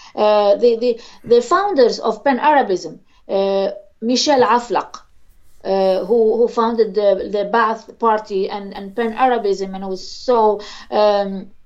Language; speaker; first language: English; non-native, fluent; Arabic